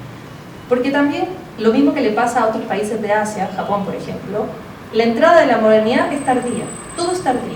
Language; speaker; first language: Spanish; native; Spanish